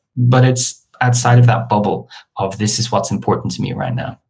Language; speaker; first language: English; native; English